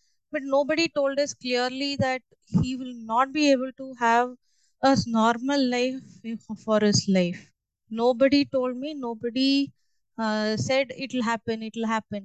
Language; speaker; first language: English; non-native, local second language; Tamil